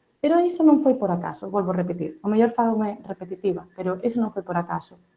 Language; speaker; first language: Galician; early bilingual, heritage; Catalan